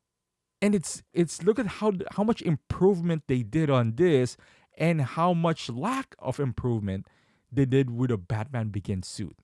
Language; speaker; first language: English; native; English